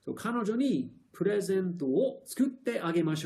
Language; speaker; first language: Japanese; non-native, fluent; English